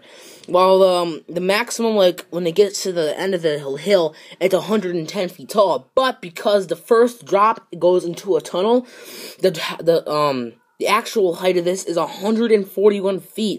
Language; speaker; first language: English; native; English